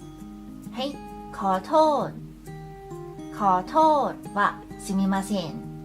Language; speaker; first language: Japanese; non-native, fluent; Thai